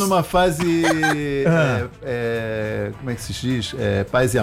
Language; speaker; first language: Portuguese; native; Portuguese